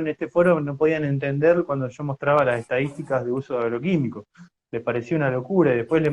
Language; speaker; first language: Spanish; native; Spanish